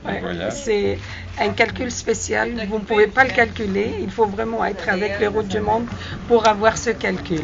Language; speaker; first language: French; non-native, fluent; Arabic